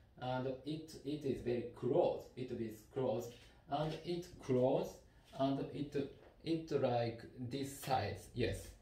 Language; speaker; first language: English; non-native, learner; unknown